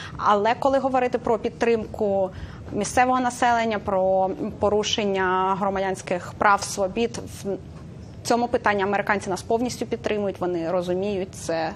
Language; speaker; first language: Ukrainian; native; Ukrainian